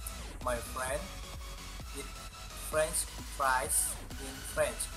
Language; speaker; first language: English; non-native, learner; Indonesian